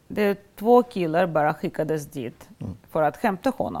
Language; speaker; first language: Swedish; non-native, fluent; Russian